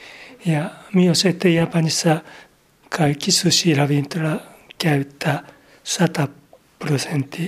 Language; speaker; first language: Finnish; non-native, learner; Japanese